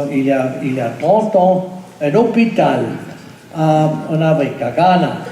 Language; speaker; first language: French; non-native, fluent; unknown